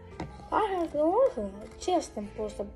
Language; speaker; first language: Russian; early bilingual, heritage; Russian